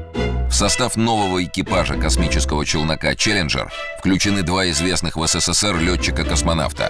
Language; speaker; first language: Russian; native; Russian